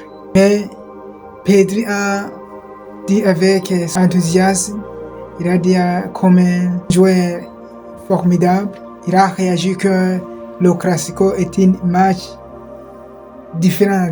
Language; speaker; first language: French; non-native, local second language; Kinyarwanda